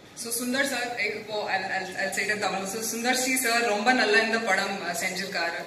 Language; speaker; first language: Tamil; non-native, local second language; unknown